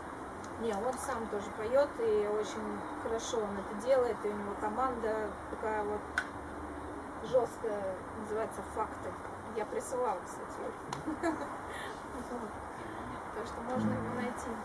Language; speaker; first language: Russian; native; Russian